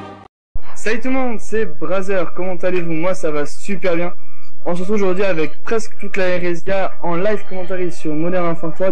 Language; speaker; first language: French; native; French